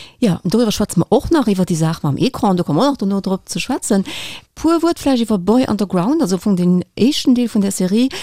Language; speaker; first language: Luxembourgish; native; Luxembourgish